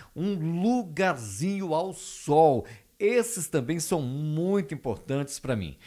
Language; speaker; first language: Portuguese; native; Portuguese